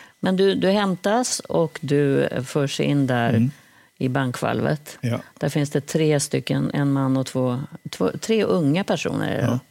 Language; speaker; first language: Swedish; native; Swedish